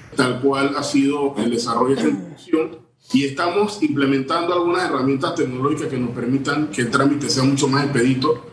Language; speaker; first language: Spanish; native; Spanish